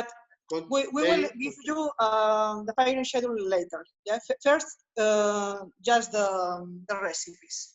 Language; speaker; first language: English; non-native, learner; Spanish